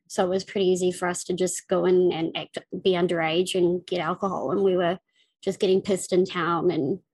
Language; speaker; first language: English; native; English